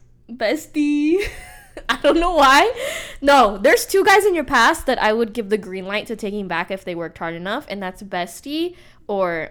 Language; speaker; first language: English; early bilingual, other home language; Spanish